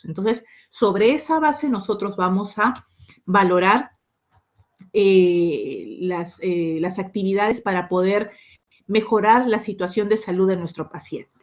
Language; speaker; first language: Spanish; native; Spanish